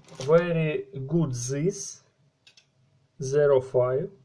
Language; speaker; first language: English; non-native, learner; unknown